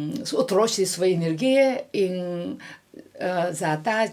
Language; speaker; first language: Slovenian; non-native, learner; Chinese